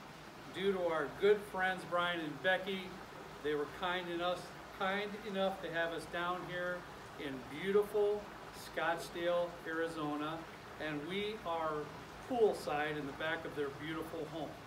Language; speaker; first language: English; native; English